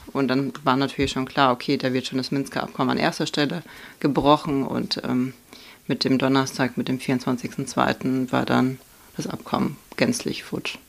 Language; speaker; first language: German; early bilingual, other home language; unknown